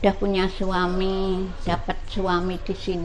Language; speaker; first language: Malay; non-native, local second language; Javanese